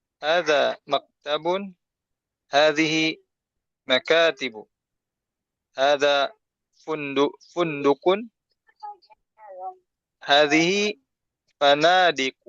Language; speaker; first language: Arabic; non-native, learner; Indonesian